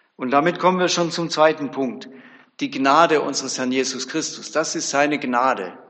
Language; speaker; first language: German; native; German